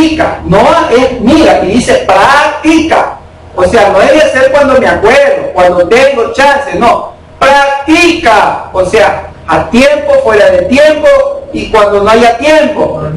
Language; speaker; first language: Spanish; native; Spanish